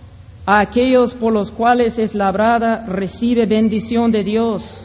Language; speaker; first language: Spanish; non-native, fluent; English